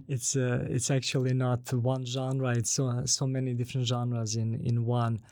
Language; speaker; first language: English; non-native, fluent; Bosnian